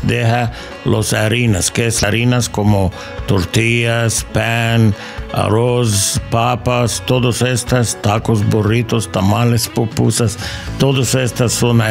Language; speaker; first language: Spanish; non-native, learner; English